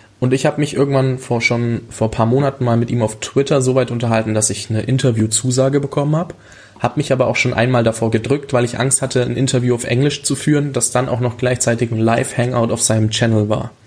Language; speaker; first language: German; native; German